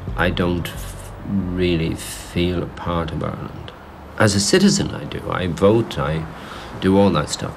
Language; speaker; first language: English; native; English